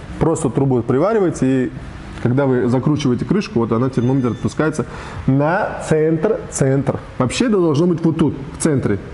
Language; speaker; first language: Russian; non-native, local second language; Uzbek